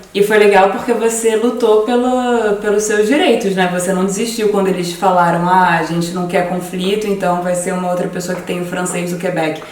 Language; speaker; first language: Portuguese; native; Portuguese